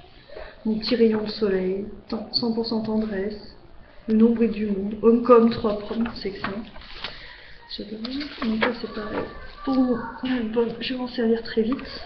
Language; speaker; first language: French; native; French